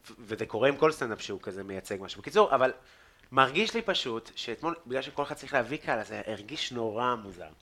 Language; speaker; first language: Hebrew; native; Hebrew